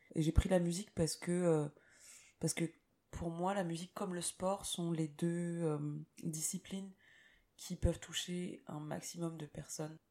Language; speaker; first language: French; native; French